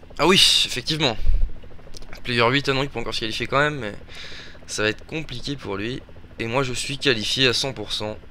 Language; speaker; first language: French; native; French